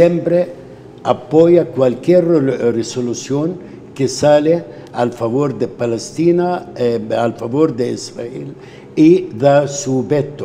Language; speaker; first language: Spanish; non-native, fluent; Arabic